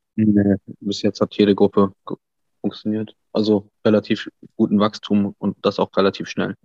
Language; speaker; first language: German; native; German